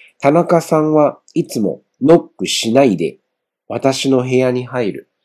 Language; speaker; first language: Japanese; non-native, fluent; Chinese